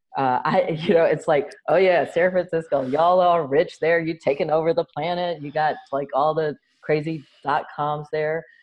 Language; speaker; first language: English; native; English